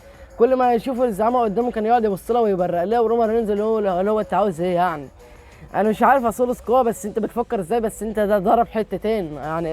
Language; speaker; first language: Arabic; native; Arabic